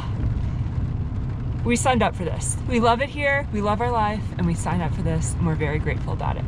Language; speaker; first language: English; native; English